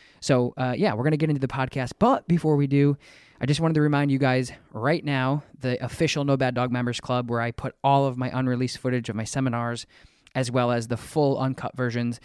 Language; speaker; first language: English; native; English